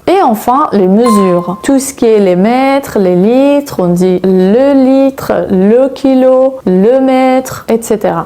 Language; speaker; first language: French; non-native, fluent; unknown